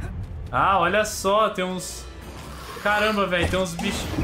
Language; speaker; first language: Portuguese; native; Portuguese